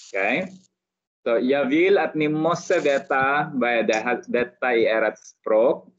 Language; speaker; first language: Swedish; non-native, fluent; Arabic